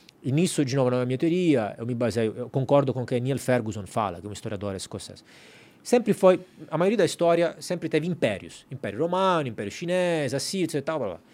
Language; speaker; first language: Portuguese; non-native, fluent; Italian